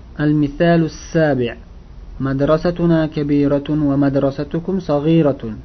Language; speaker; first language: Arabic; non-native, fluent; Uzbek